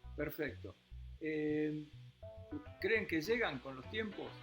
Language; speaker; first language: Spanish; native; Spanish